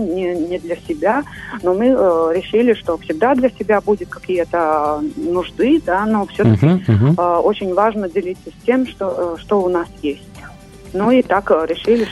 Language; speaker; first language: Russian; non-native, local second language; Latvian